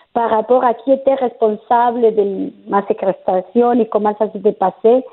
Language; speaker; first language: French; non-native, fluent; Spanish